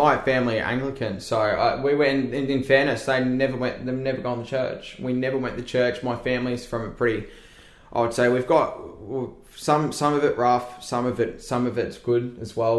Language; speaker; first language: English; native; English